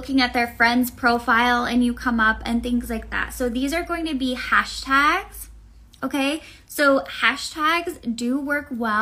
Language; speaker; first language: English; native; English